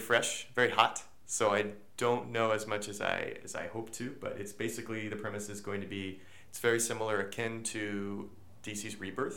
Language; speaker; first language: English; native; English